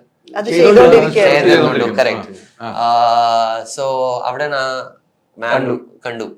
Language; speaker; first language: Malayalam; non-native, learner; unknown